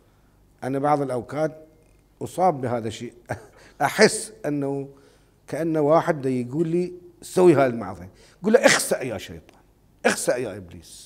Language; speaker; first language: Arabic; native; Arabic